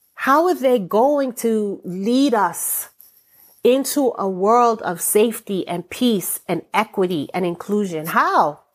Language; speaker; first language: English; native; English